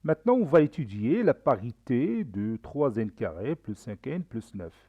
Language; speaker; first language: French; non-native, local second language; Arabic